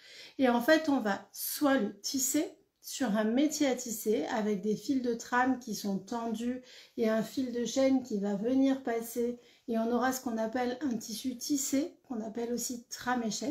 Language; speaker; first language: French; native; French